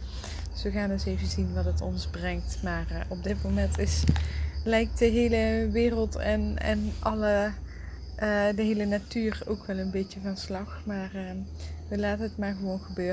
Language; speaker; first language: Dutch; native; Dutch